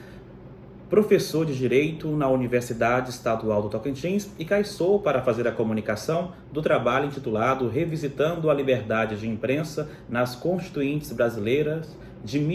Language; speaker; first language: Portuguese; native; Portuguese